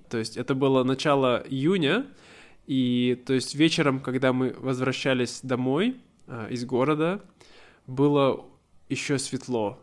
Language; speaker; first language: Russian; native; Russian